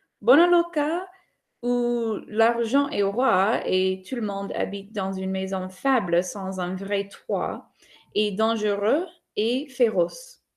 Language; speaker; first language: French; non-native, fluent; English